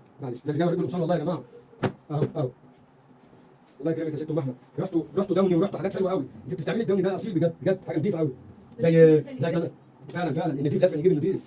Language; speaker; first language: Arabic; native; Arabic